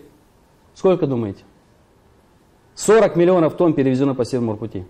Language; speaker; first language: Russian; native; Russian